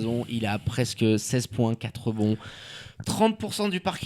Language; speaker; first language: French; native; French